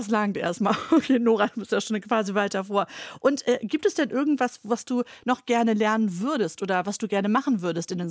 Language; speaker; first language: German; native; German